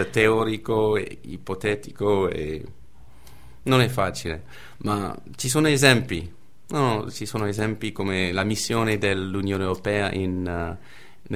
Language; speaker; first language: Italian; non-native, fluent; English